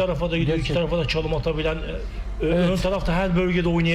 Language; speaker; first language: Turkish; native; Turkish